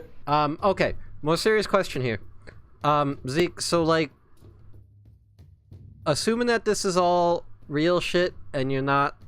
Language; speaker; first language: English; native; English